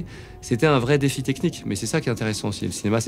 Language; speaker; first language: French; native; French